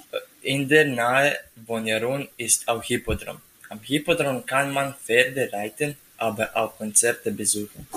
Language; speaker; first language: German; non-native, learner; Croatian